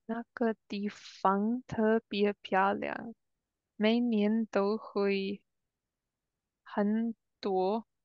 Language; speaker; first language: Chinese; non-native, learner; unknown